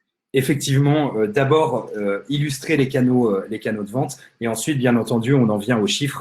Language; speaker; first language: French; native; French